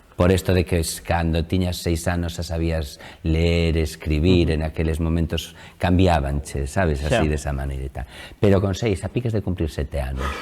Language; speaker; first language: Galician; native; Galician